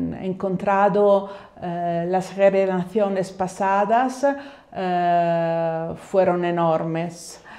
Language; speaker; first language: Spanish; non-native, fluent; Italian